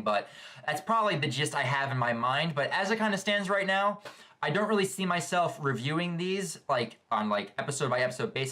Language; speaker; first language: English; native; English